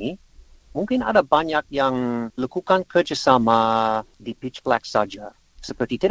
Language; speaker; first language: Indonesian; non-native, learner; English